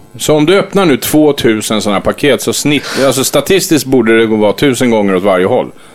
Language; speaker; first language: Swedish; native; Swedish